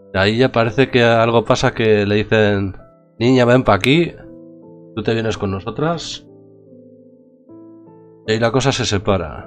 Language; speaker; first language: Spanish; native; Spanish